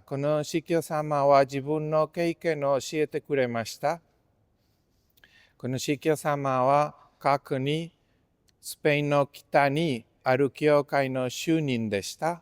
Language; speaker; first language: Japanese; non-native, fluent; Spanish